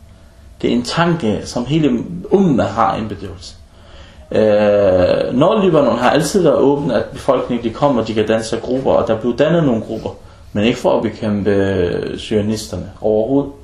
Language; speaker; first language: Danish; non-native, fluent; Arabic